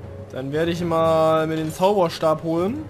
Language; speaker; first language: German; native; German